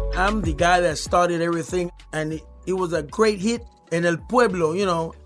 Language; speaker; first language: English; non-native, fluent; Spanish